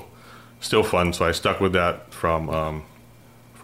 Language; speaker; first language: English; native; English